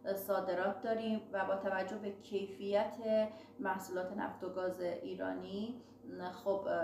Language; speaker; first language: Persian; native; Persian